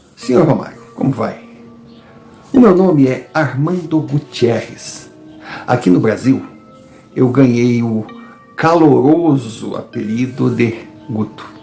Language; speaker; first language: Portuguese; native; Portuguese